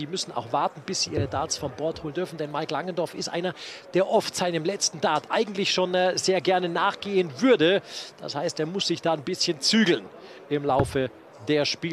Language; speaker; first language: German; native; German